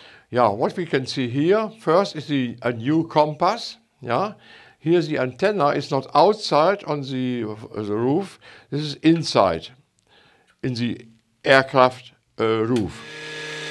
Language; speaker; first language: English; non-native, learner; German